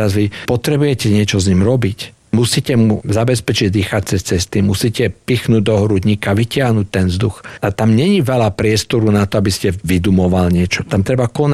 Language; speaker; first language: Slovak; native; Slovak